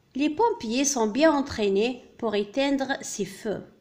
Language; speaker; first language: French; non-native, local second language; Arabic